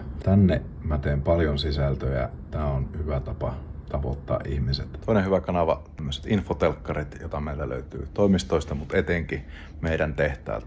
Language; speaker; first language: Finnish; native; Finnish